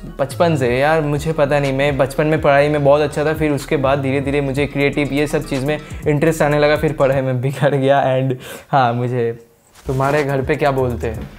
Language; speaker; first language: Hindi; non-native, local second language; Bangla